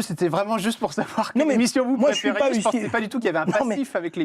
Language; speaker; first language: French; native; French